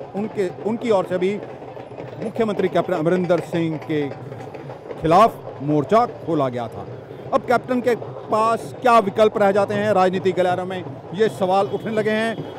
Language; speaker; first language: Hindi; non-native, local second language; Punjabi